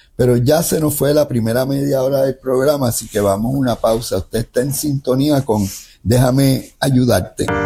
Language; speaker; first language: Spanish; native; Spanish